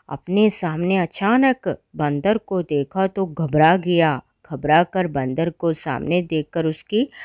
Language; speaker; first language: Hindi; non-native, local second language; Malayalam